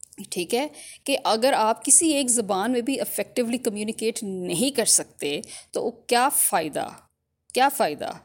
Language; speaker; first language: Urdu; early bilingual, other home language; English